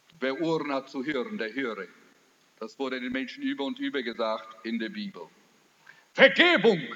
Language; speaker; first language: German; early bilingual, heritage; German